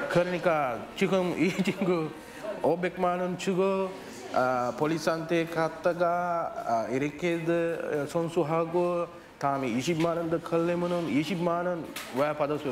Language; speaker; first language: Korean; non-native, learner; Chinese